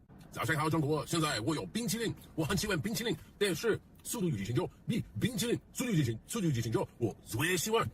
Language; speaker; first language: Chinese; non-native, learner; English